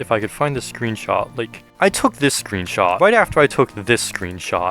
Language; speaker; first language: English; native; English